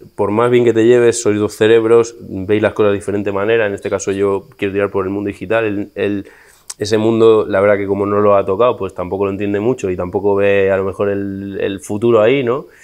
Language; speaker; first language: Spanish; native; Spanish